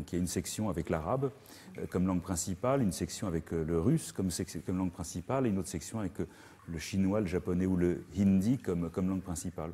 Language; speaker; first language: French; native; French